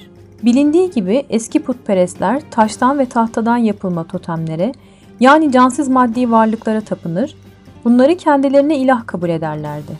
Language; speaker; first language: Turkish; native; Turkish